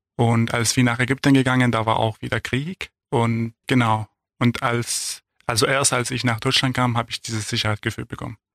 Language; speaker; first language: German; non-native, fluent; Arabic